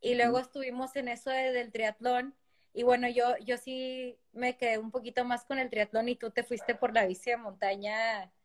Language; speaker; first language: Spanish; native; Spanish